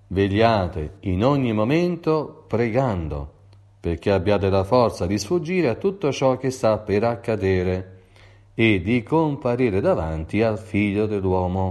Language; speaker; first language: Italian; native; Italian